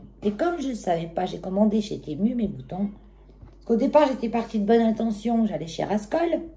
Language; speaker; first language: French; native; French